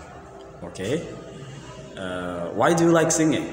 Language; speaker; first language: English; non-native, fluent; Rundi